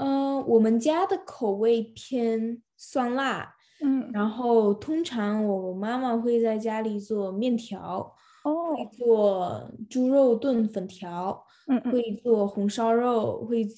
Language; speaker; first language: Chinese; early bilingual, other home language; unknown